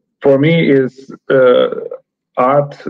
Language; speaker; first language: English; non-native, fluent; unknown